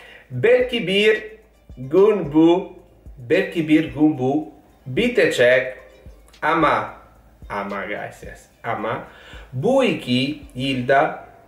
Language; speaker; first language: Turkish; non-native, learner; Italian